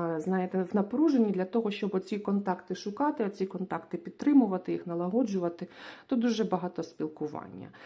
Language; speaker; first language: Ukrainian; non-native, local second language; Russian